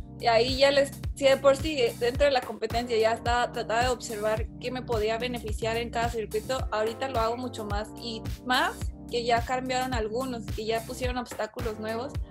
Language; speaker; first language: Spanish; native; Spanish